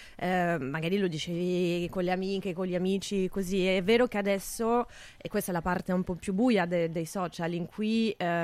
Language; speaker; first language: Italian; non-native, fluent; French